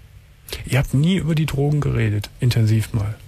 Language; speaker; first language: German; native; German